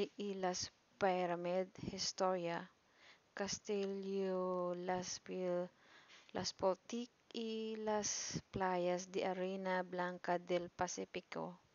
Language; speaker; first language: Spanish; non-native, learner; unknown